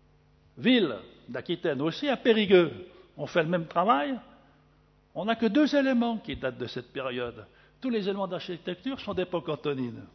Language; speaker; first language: French; native; French